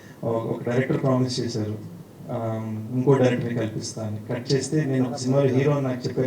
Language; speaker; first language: Telugu; early bilingual, heritage; Telugu